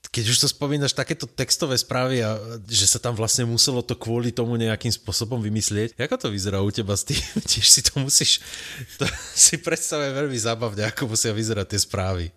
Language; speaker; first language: Slovak; native; Slovak